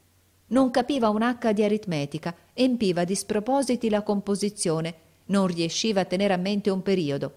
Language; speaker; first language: Italian; native; Italian